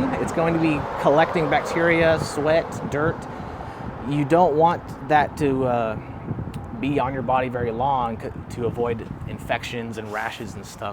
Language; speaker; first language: English; native; English